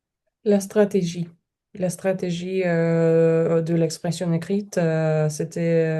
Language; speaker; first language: French; non-native, learner; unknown